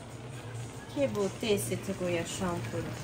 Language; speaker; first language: French; non-native, learner; Japanese